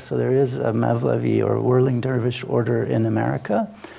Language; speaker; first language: English; native; English